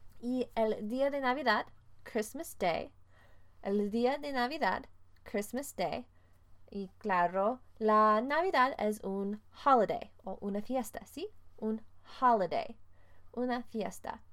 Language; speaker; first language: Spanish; non-native, fluent; English